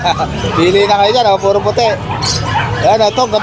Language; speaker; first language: Filipino; native; Filipino